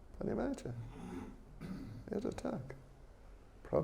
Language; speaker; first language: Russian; non-native, learner; English